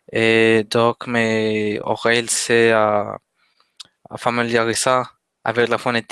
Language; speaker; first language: French; non-native, learner; Spanish